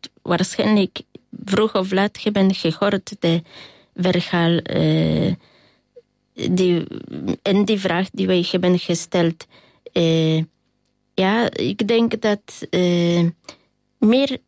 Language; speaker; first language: Dutch; non-native, learner; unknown